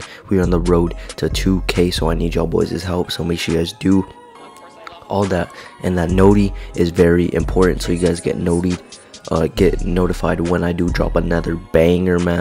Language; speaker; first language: English; native; English